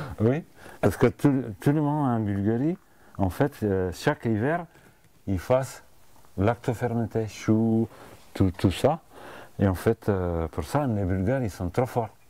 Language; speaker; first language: French; non-native, fluent; Bulgarian